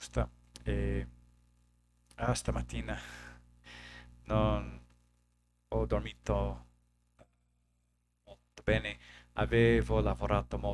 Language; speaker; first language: Italian; non-native, learner; English